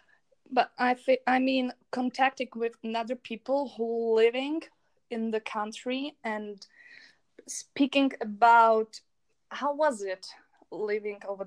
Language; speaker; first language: English; non-native, learner; Czech